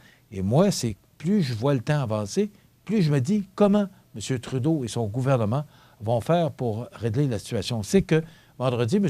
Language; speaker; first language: French; native; French